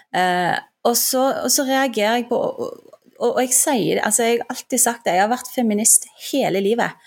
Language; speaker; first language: Norwegian; early bilingual, other home language; Turkish